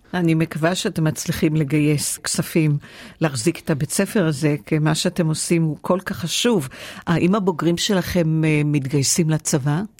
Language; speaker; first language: Hebrew; native; Hebrew